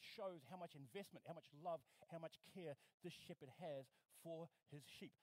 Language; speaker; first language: English; native; English